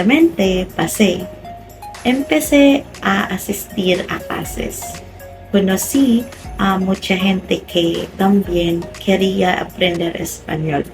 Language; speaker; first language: Spanish; non-native, learner; Filipino